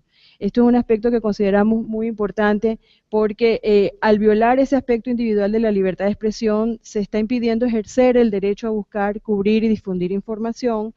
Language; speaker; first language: Spanish; native; Spanish